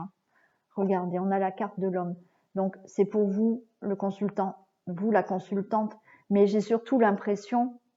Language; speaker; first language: French; native; French